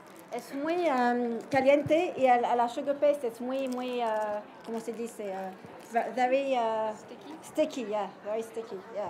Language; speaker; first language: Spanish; non-native, learner; French